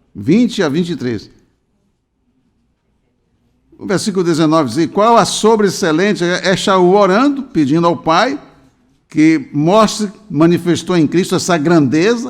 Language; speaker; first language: Portuguese; native; Portuguese